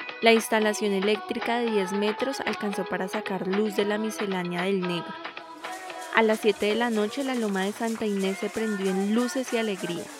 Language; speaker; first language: Spanish; native; Spanish